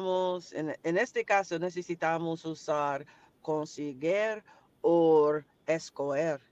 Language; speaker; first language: Spanish; non-native, learner; English